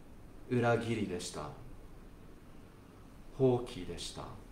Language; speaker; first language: Japanese; non-native, fluent; English